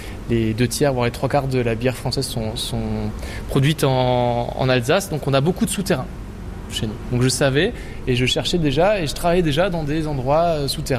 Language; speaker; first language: French; native; French